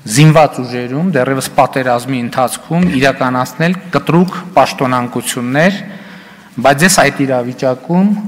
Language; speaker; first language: Armenian; native; Armenian